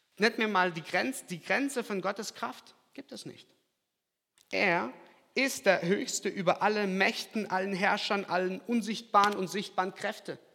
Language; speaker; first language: German; early bilingual, other home language; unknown